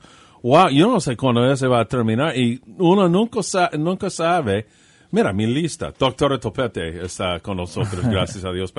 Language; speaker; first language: Spanish; non-native, fluent; English